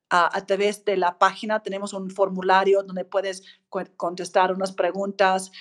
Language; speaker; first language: Spanish; non-native, fluent; English